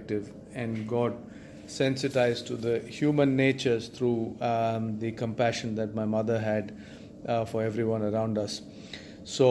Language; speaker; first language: English; non-native, local second language; Tamil